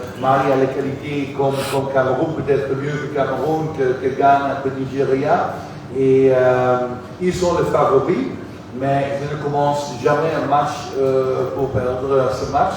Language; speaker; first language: French; non-native, fluent; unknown